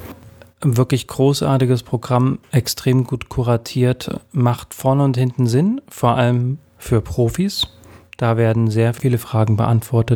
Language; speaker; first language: German; native; German